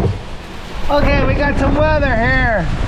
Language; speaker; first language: English; native; English